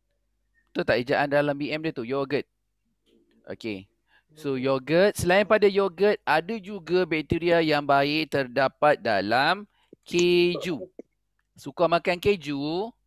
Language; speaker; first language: Malay; native; Malay